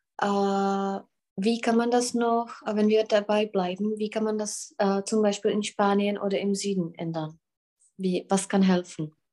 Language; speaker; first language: German; non-native, fluent; Czech